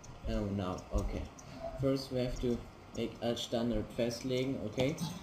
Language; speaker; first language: English; non-native, learner; German